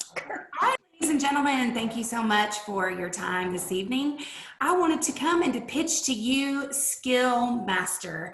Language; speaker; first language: English; native; English